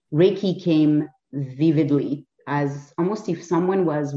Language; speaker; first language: English; non-native, fluent; French